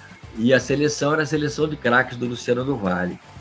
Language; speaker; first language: Portuguese; native; Portuguese